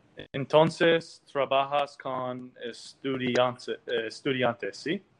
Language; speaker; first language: Spanish; non-native, learner; English